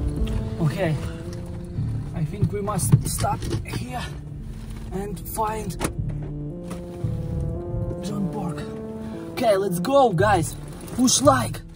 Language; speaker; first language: English; non-native, learner; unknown